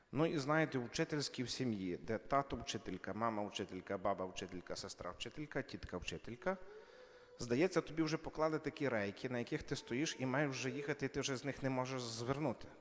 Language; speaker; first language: Ukrainian; native; Ukrainian